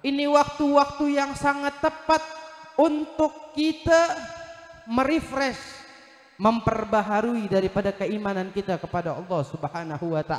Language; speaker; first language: Indonesian; native; Indonesian